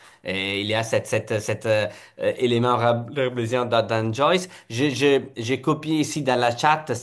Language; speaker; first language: French; non-native, fluent; Italian